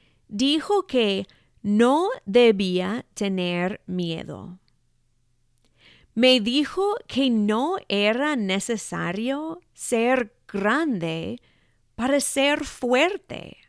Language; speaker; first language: Spanish; non-native, fluent; English